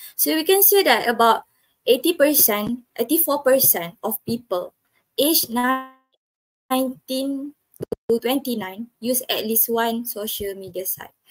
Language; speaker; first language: English; non-native, local second language; Malay